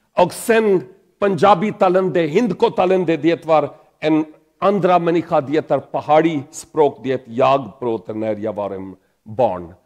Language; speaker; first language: Swedish; non-native, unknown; Pahari-Potwari